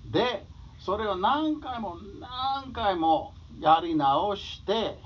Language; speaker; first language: Japanese; non-native, fluent; English